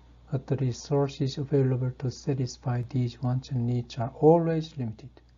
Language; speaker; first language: English; non-native, fluent; Korean